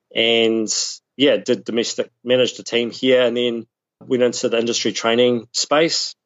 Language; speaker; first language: English; native; English